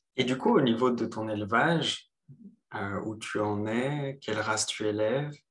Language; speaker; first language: French; native; French